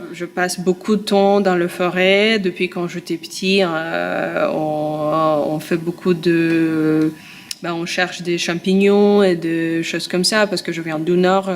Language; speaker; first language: French; non-native, fluent; Russian